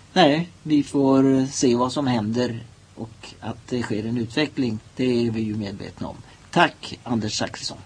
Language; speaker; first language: Swedish; native; Swedish